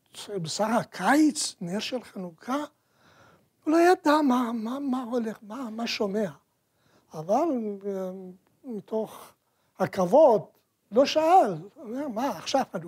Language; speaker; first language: Hebrew; non-native, fluent; Persian